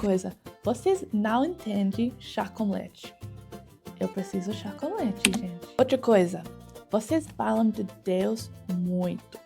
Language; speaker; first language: Portuguese; non-native, learner; English